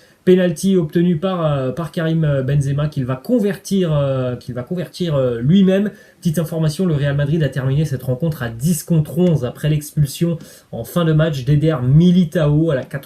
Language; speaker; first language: French; native; French